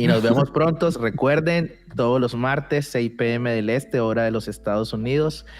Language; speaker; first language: Spanish; native; Spanish